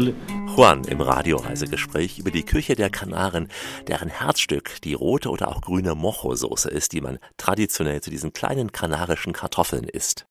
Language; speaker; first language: German; native; German